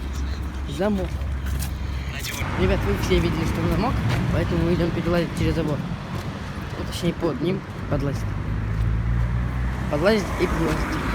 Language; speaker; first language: Russian; native; Russian